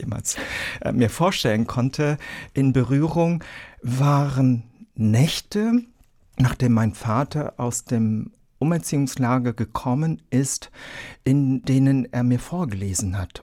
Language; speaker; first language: German; early bilingual, other home language; Vietnamese